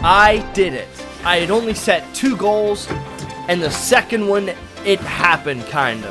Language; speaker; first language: English; native; English